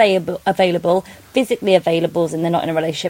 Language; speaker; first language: English; non-native, local second language; Polish